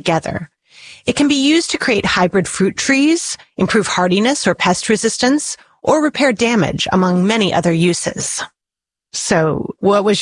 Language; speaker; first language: English; native; English